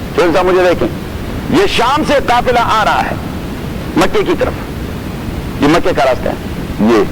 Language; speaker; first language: Urdu; non-native, local second language; Pashto